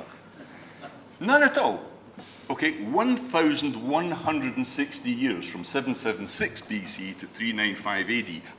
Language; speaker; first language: English; native; English